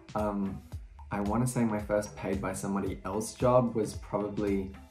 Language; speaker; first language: English; native; English